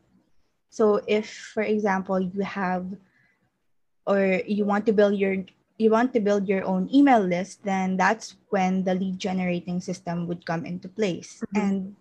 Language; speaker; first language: English; non-native, local second language; Filipino